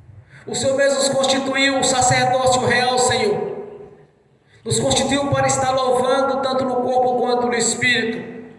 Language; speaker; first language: Portuguese; native; Portuguese